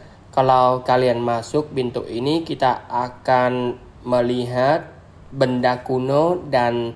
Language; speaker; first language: Indonesian; non-native, learner; Vietnamese